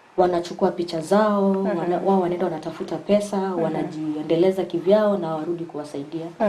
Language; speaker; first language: Swahili; non-native, local second language; Gusii